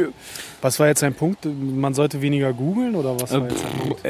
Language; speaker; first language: German; native; German